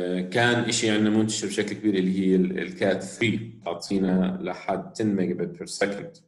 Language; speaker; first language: Arabic; native; Arabic